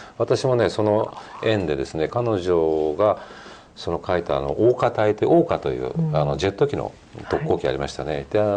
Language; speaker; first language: Japanese; native; Japanese